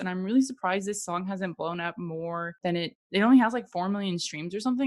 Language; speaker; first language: English; native; English